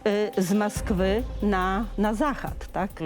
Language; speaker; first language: Polish; non-native, learner; Belarusian